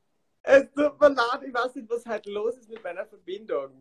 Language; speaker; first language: German; native; German